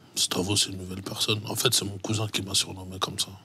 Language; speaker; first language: French; native; French